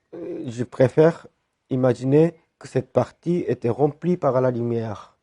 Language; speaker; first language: French; non-native, fluent; Japanese